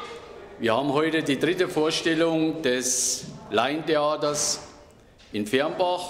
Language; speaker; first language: German; native; German